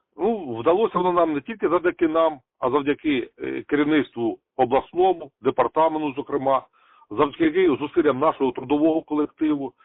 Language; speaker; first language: Ukrainian; native; Ukrainian